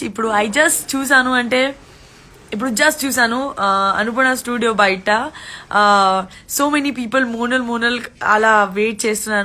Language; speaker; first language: Telugu; non-native, learner; Gujarati